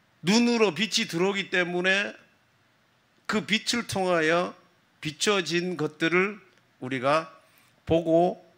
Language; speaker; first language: Korean; native; Korean